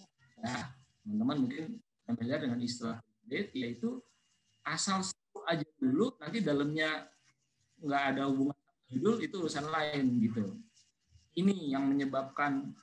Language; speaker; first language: Indonesian; native; Indonesian